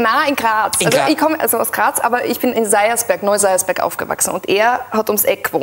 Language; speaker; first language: German; native; German